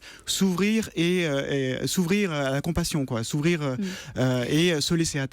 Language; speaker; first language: French; native; French